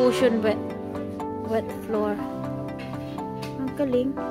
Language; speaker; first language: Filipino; native; Filipino